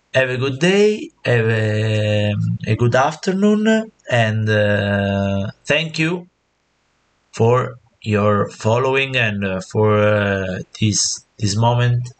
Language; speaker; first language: English; non-native, learner; Italian